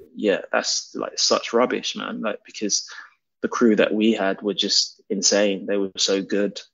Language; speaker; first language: English; native; English